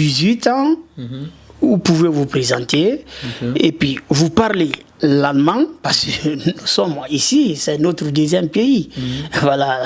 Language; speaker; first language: French; non-native, local second language; Susu